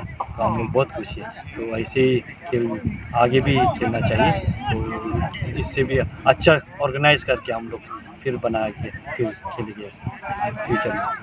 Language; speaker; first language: Hindi; non-native, fluent; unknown